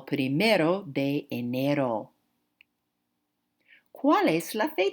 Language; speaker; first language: Spanish; non-native, fluent; English